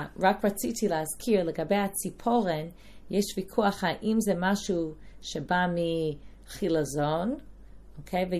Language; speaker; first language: Hebrew; non-native, fluent; English